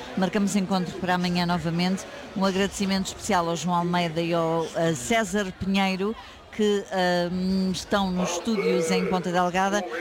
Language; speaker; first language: Portuguese; early bilingual, heritage; Portuguese